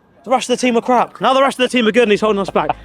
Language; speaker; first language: English; native; English